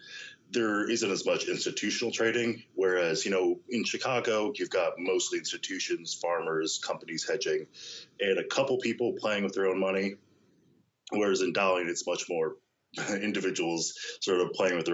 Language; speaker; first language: English; native; English